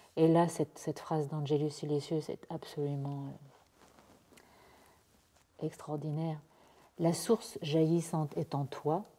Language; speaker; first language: French; native; French